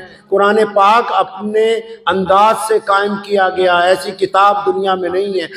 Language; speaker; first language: Urdu; native; Urdu